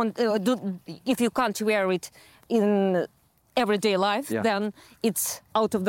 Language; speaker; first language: English; non-native, fluent; Russian